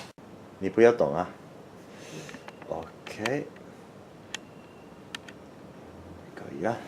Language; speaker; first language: Chinese; non-native, fluent; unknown